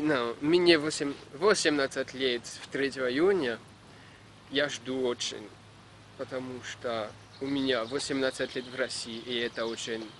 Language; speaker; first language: Russian; non-native, learner; French